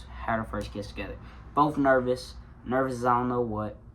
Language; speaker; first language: English; native; English